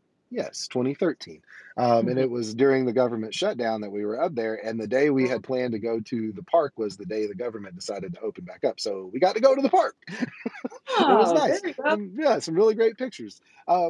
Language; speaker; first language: English; native; English